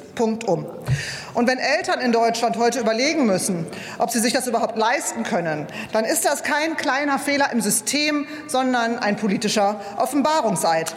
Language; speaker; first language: German; native; German